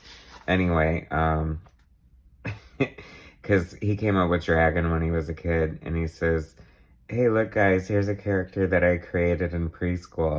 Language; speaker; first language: English; native; English